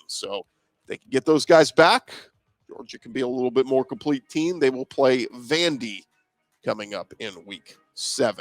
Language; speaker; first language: English; native; English